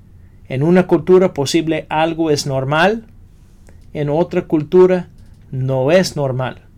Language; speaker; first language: Spanish; non-native, fluent; English